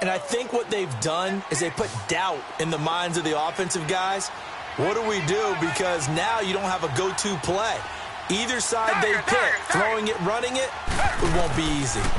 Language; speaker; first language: English; native; English